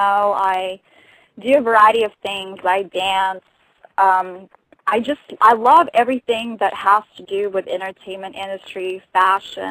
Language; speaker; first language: English; non-native, fluent; Russian